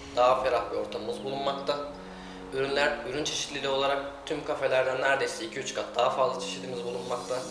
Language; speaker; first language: Turkish; native; Turkish